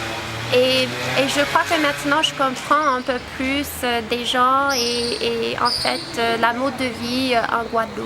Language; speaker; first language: French; non-native, fluent; English